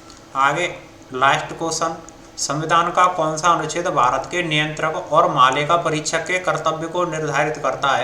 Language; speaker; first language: Hindi; native; Hindi